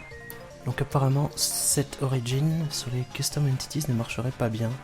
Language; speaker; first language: French; native; French